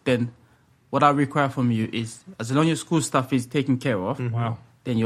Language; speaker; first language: English; early bilingual, other home language; French